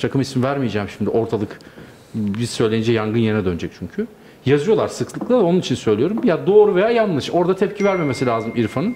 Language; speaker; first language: Turkish; native; Turkish